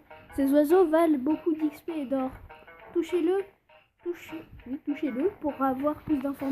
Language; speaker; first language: French; native; French